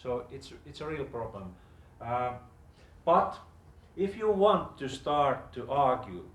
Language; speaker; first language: English; non-native, fluent; Finnish